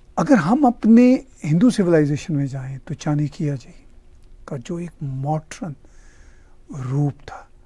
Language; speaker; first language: Urdu; native; Urdu